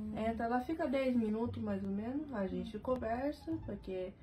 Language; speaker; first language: Portuguese; early bilingual, other home language; Japanese